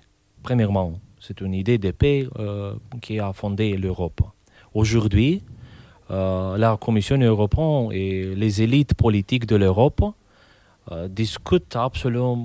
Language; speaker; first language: French; non-native, fluent; Romanian